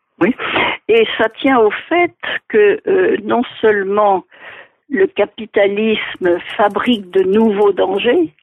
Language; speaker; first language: French; native; French